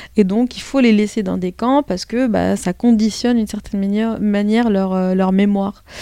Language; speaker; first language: French; early bilingual, other home language; Arabic